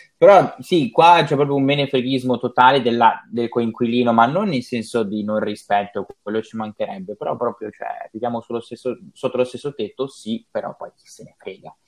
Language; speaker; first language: Italian; native; Italian